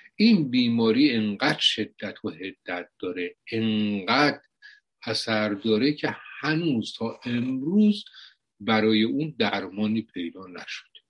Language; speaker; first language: Persian; native; Persian